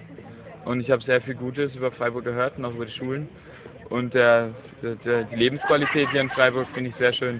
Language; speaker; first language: German; native; German